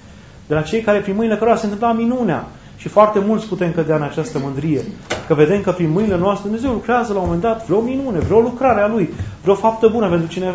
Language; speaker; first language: Romanian; native; Romanian